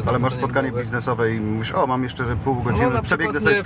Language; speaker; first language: Polish; native; Polish